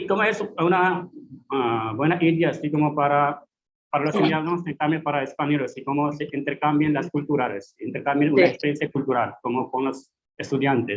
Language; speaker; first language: Spanish; non-native, fluent; Hindi